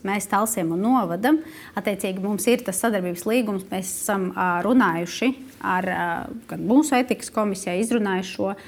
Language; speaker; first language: Latvian; non-native, local second language; Russian